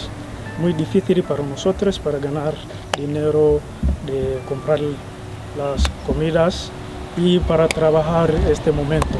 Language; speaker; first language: Spanish; non-native, learner; Swahili